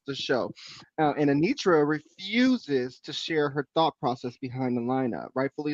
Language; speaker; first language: English; native; English